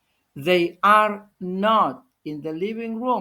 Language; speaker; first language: English; non-native, fluent; Indonesian